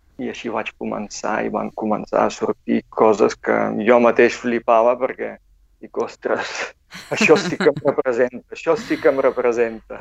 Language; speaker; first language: Catalan; non-native, fluent; Bulgarian